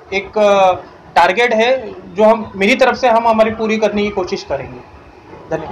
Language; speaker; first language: Hindi; non-native, local second language; Urdu